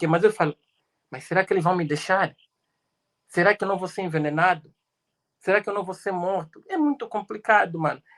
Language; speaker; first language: Portuguese; native; Portuguese